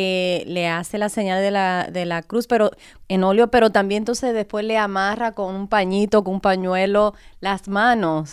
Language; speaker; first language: Spanish; native; Spanish